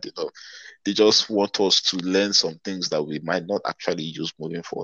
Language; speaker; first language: English; non-native, local second language; Igbo